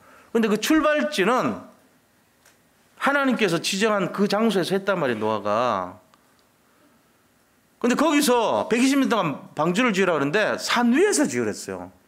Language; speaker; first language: Korean; native; Korean